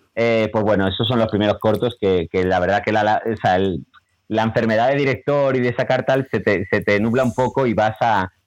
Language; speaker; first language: Spanish; native; Spanish